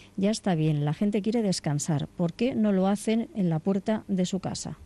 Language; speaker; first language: Spanish; non-native, local second language; Catalan